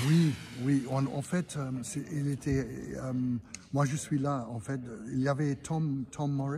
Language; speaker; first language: French; non-native, fluent; English